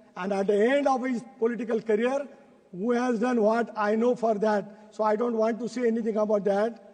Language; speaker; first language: English; non-native, local second language; Marathi